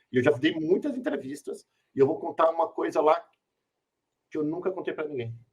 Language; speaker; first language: Portuguese; native; Portuguese